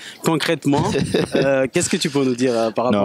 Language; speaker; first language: French; non-native, local second language; Wolof